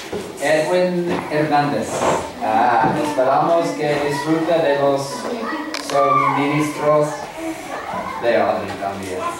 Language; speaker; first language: Spanish; non-native, learner; English